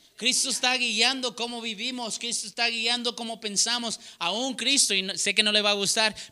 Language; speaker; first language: Spanish; early bilingual, heritage; Spanish